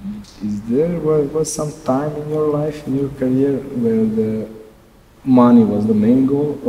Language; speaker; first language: English; non-native, learner; Serbian